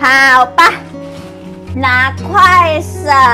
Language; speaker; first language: Chinese; non-native, learner; Thai